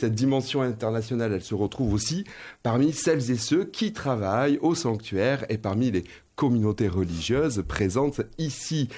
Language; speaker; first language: French; native; French